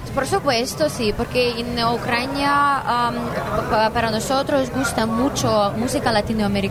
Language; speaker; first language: Spanish; non-native, learner; Ukrainian